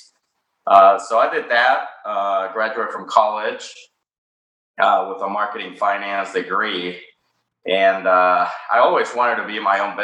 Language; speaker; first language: English; non-native, fluent; Spanish